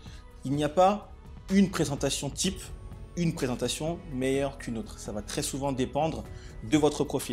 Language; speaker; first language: French; native; French